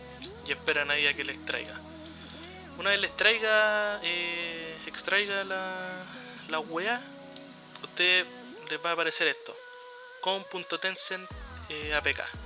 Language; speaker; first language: Spanish; native; Spanish